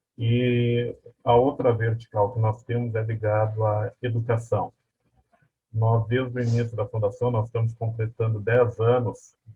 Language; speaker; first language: Portuguese; native; Portuguese